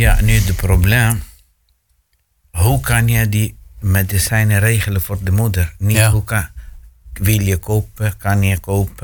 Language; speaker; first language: Dutch; non-native, fluent; Arabic